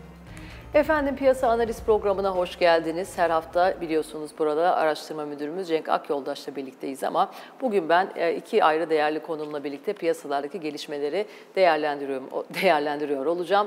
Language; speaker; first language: Turkish; native; Turkish